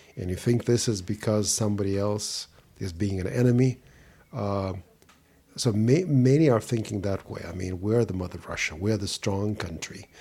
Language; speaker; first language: English; non-native, fluent; Russian